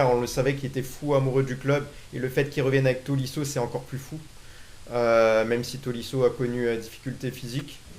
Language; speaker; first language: French; native; French